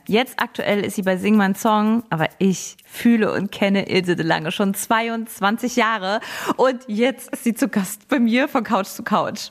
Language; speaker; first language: German; native; German